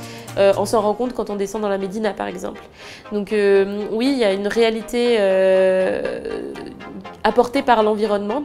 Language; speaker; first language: French; non-native, local second language; Malagasy